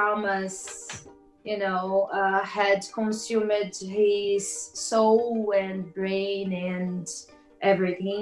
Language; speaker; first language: English; non-native, learner; Portuguese